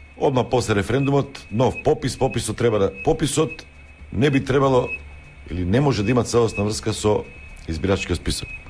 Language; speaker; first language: Macedonian; native; Macedonian